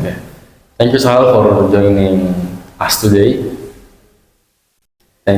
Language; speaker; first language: English; non-native, learner; Indonesian